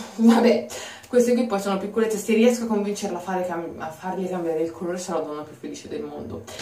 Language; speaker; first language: Italian; native; Italian